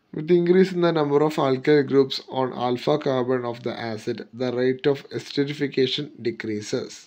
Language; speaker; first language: English; non-native, local second language; Malayalam